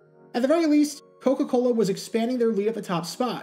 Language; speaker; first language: English; native; English